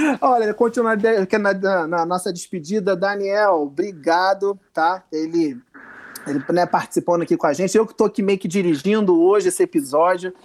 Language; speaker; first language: Portuguese; native; Portuguese